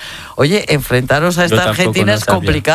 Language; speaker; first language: Spanish; native; Spanish